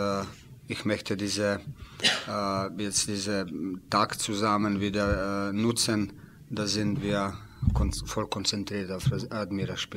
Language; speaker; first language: German; non-native, learner; Slovenian